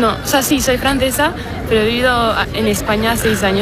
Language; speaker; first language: Spanish; non-native, fluent; French